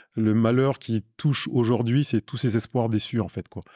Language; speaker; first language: French; native; French